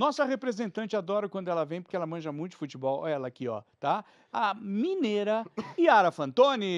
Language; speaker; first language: Portuguese; native; Portuguese